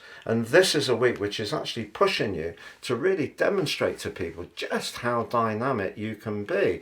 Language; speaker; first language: English; native; English